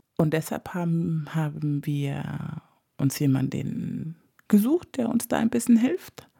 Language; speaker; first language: German; non-native, fluent; Spanish